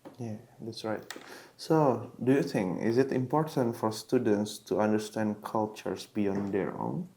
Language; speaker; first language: English; non-native, local second language; Indonesian